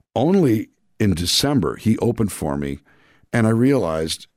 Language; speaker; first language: English; native; English